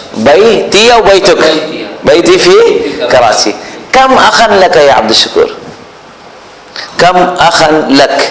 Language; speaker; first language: Arabic; non-native, fluent; Urdu